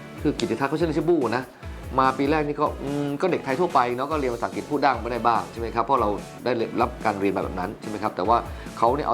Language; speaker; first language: Thai; native; Thai